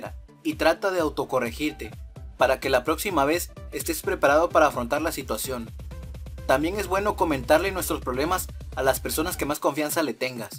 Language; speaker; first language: Spanish; native; Spanish